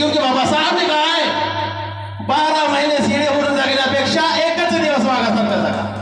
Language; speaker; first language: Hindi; non-native, local second language; Marathi